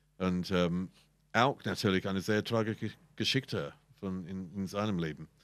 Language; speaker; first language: German; non-native, fluent; English